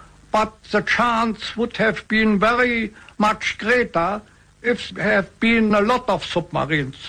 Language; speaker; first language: English; non-native, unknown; German